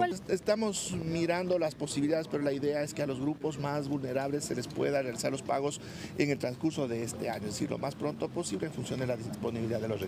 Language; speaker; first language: Spanish; native; Spanish